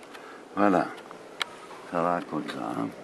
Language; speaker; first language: French; non-native, learner; Italian